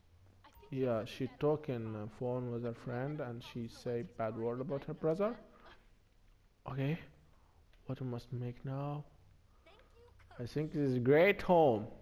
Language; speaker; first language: English; non-native, learner; Arabic